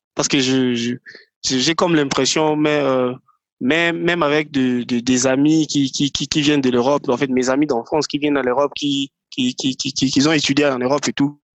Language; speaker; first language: French; non-native, local second language; Lingala